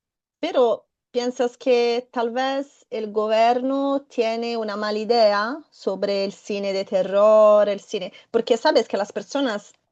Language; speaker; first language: Spanish; non-native, fluent; Portuguese